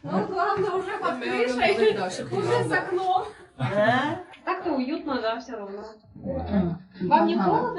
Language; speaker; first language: Russian; native; Russian